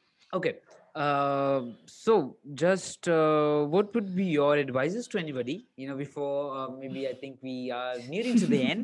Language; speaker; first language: English; non-native, local second language; Hindi